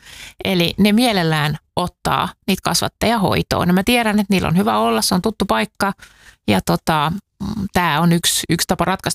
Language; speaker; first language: Finnish; native; Finnish